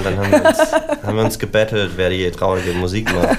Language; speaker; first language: German; native; German